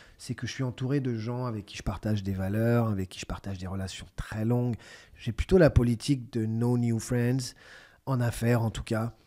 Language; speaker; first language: French; native; French